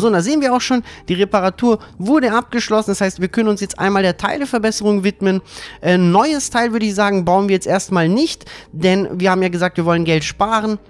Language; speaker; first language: German; native; German